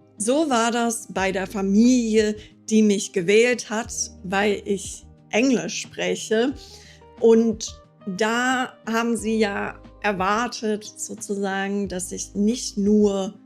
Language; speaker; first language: German; non-native, fluent; English